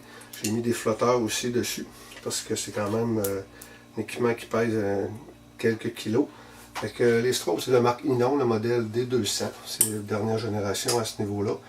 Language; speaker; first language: French; native; French